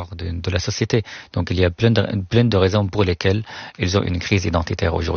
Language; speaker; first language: French; non-native, fluent; Arabic